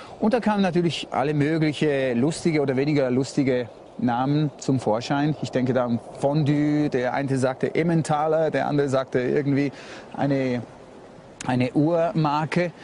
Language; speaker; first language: German; native; German